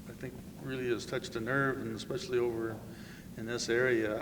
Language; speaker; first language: English; native; English